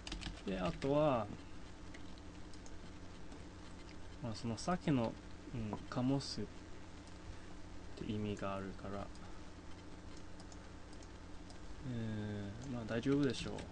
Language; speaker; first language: Japanese; non-native, fluent; English